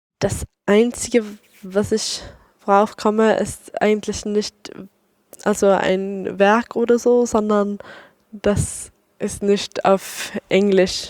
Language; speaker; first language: German; non-native, fluent; Swedish